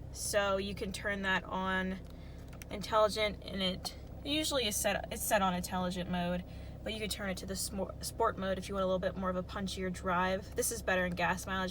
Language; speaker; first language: English; native; English